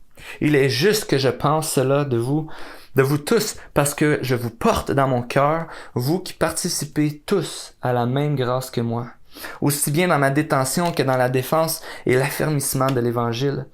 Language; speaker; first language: French; native; French